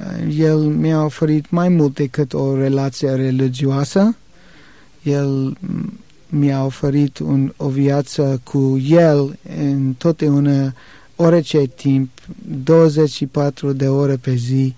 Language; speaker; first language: Romanian; non-native, learner; English